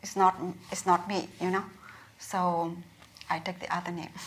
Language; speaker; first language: English; non-native, learner; Vietnamese